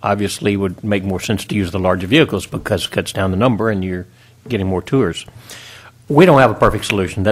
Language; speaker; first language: English; native; English